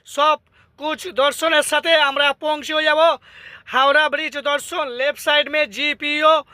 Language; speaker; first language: Hindi; non-native, local second language; Bangla